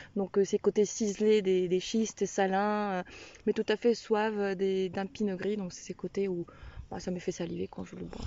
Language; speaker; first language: French; non-native, fluent; Spanish